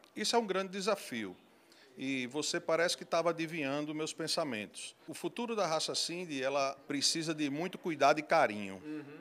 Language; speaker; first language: Portuguese; native; Portuguese